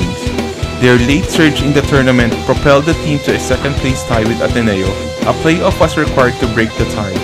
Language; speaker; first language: English; non-native, local second language; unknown